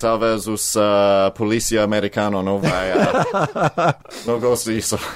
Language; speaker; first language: Portuguese; non-native, learner; English